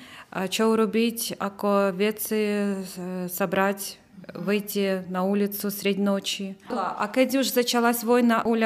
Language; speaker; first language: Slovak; non-native, learner; Ukrainian